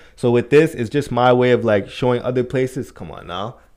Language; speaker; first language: English; native; English